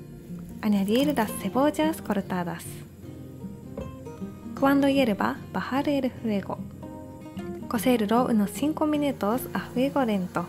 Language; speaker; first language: Spanish; non-native, fluent; Japanese